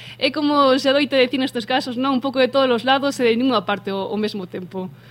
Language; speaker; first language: Galician; native; Galician